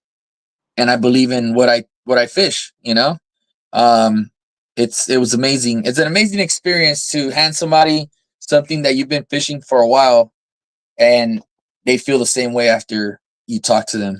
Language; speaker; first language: English; native; English